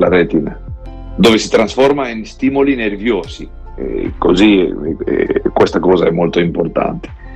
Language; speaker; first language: Italian; non-native, learner; Spanish